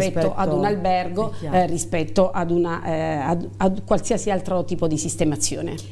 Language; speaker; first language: Italian; native; Italian